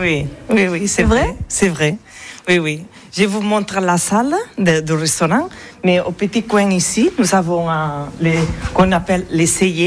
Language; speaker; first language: French; non-native, learner; Catalan